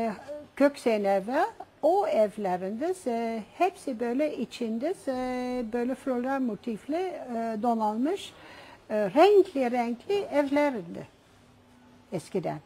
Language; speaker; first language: Turkish; non-native, fluent; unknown